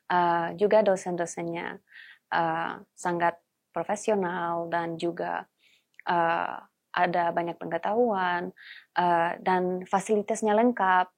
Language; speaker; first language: Indonesian; non-native, fluent; Polish